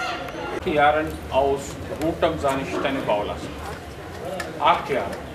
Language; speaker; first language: German; non-native, learner; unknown